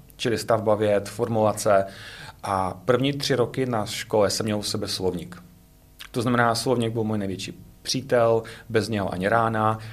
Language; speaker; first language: Czech; non-native, fluent; Russian